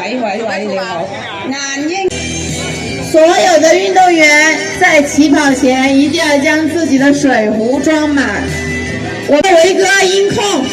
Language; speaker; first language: Chinese; native; Chinese